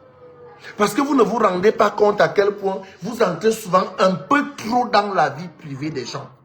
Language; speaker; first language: French; non-native, local second language; Lingala